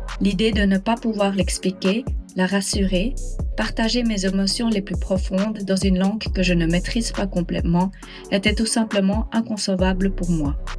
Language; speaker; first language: French; non-native, local second language; Swiss German